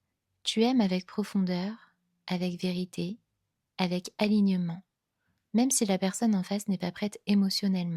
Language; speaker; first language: French; native; French